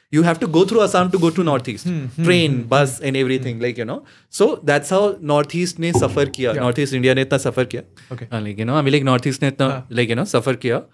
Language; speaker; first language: English; non-native, local second language; Punjabi